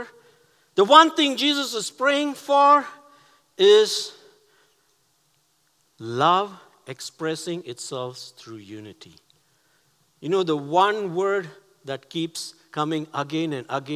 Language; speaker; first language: English; non-native, local second language; Tamil